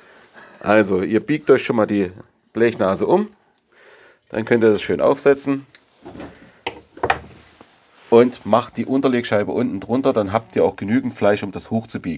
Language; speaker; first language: German; native; German